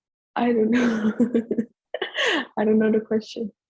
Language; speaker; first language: English; non-native, fluent; Dutch